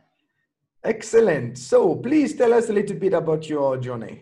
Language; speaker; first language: English; non-native, fluent; French